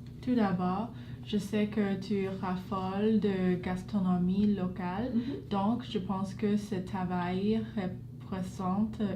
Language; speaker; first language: French; non-native, learner; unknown